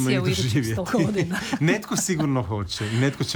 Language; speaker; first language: Croatian; native; Croatian